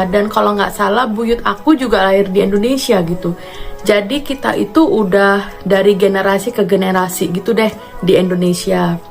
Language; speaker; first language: Indonesian; native; Indonesian